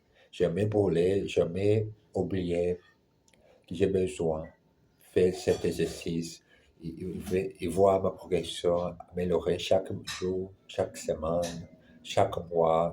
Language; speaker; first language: French; non-native, learner; German